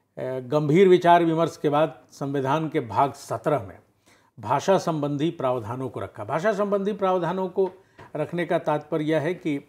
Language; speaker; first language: Hindi; native; Hindi